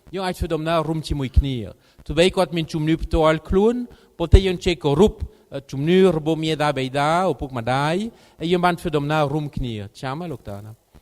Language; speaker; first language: Khmer; non-native, fluent; French